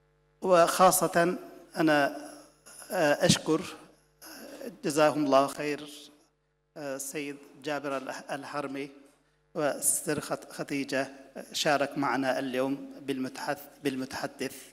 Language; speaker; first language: Arabic; non-native, fluent; Turkish